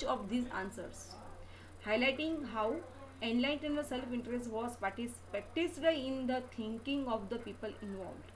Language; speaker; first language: English; non-native, local second language; Gujarati